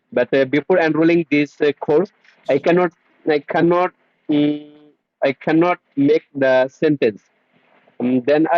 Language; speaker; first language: English; non-native, learner; Bangla